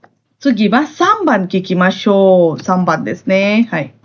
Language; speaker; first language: Japanese; non-native, fluent; Hindi